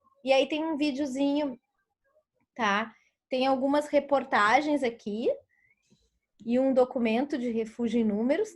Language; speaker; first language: Portuguese; native; Portuguese